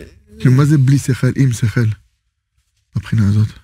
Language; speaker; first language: Hebrew; non-native, fluent; French